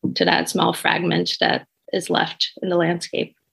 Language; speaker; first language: English; non-native, fluent; Portuguese